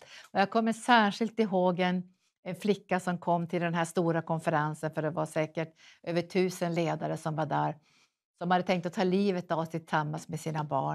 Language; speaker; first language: Swedish; native; Swedish